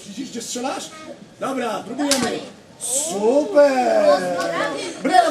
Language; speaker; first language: Polish; native; Polish